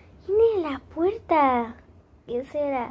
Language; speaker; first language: Spanish; native; Spanish